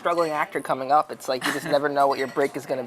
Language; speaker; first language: English; native; English